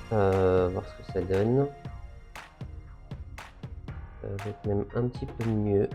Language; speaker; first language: French; native; French